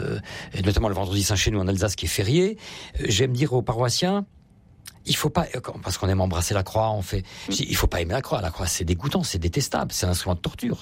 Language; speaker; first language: French; native; French